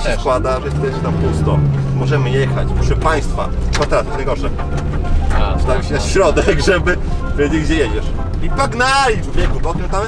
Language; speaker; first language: Polish; native; Polish